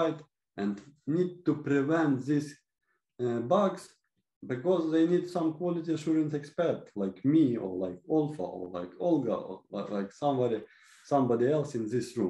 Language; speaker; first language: English; non-native, fluent; Ukrainian